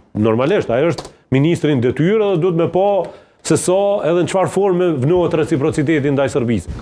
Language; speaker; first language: Albanian; native; Albanian